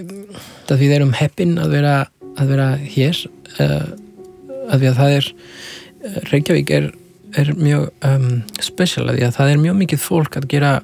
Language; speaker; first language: Icelandic; non-native, fluent; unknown